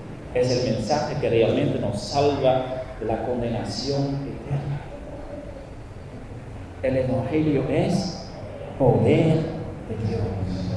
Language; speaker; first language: Spanish; non-native, fluent; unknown